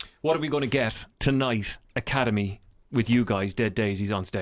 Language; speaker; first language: English; native; English